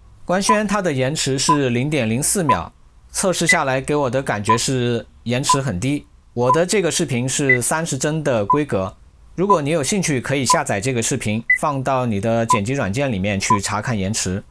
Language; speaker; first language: Chinese; native; Chinese